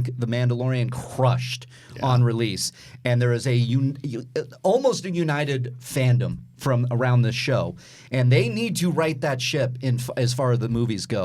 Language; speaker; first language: English; native; English